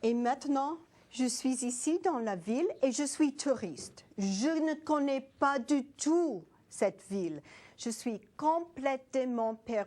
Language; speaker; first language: French; non-native, fluent; English